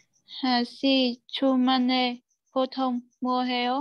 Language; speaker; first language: Korean; non-native, learner; Vietnamese